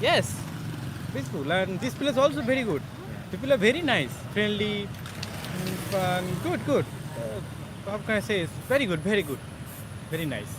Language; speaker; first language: English; non-native, learner; Hindi